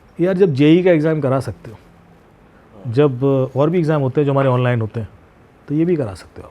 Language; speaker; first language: Hindi; native; Hindi